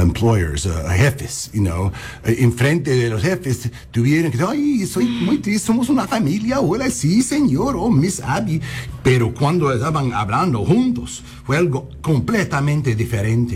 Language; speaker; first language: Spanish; early bilingual, heritage; English